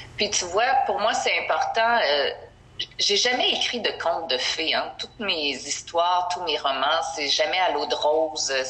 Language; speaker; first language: French; native; French